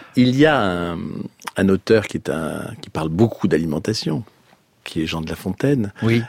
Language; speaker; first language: French; native; French